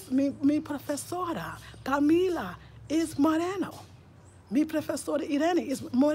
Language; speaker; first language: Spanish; non-native, learner; English